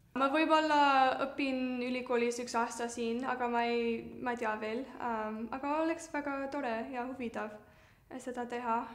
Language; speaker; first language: Estonian; early bilingual, heritage; Estonian